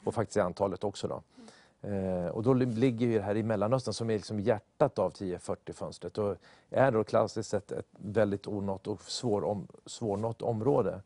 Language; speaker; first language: Swedish; native; Swedish